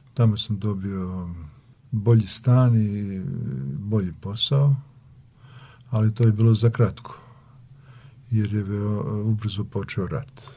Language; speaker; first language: Serbian; native; Serbian